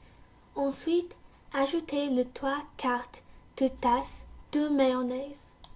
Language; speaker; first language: French; non-native, learner; English